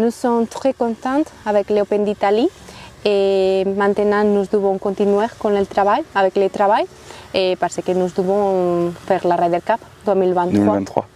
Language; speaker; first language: French; non-native, learner; Spanish